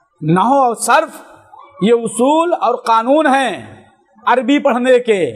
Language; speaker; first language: Urdu; native; Urdu